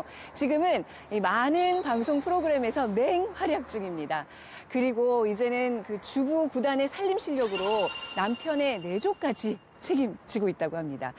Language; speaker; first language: Korean; native; Korean